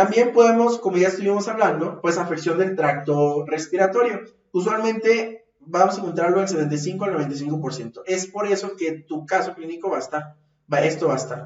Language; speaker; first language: Spanish; native; Spanish